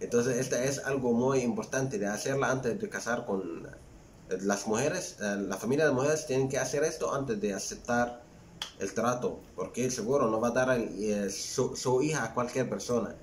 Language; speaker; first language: Spanish; non-native, fluent; Arabic